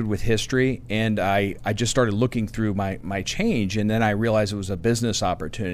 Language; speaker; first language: English; native; English